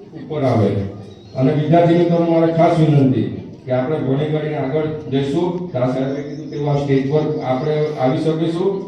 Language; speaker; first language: Gujarati; native; Gujarati